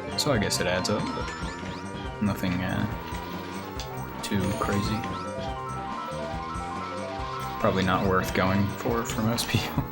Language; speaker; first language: English; native; English